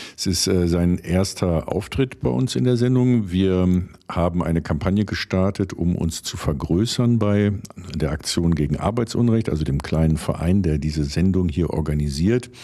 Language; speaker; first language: German; native; German